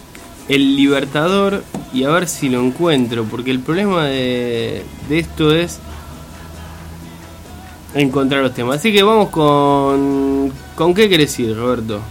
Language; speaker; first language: Spanish; native; Spanish